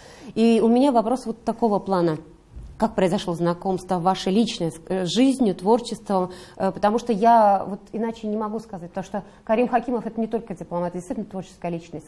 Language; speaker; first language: Russian; native; Russian